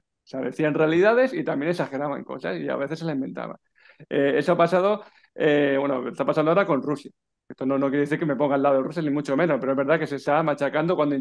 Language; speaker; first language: Spanish; native; Spanish